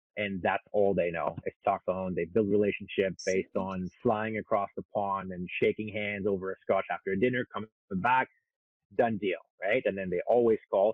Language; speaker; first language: English; non-native, local second language; French